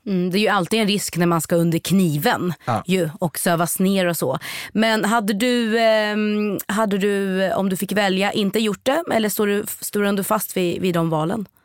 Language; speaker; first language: Swedish; native; Swedish